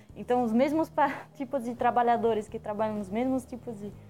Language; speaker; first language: Portuguese; non-native, fluent; French